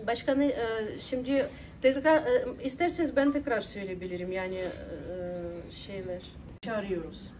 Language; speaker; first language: Turkish; non-native, learner; Ukrainian